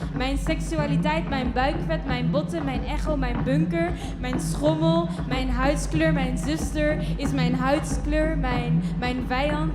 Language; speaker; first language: Dutch; early bilingual, other home language; Kinyarwanda